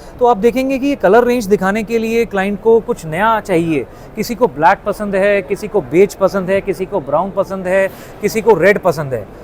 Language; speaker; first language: Hindi; native; Hindi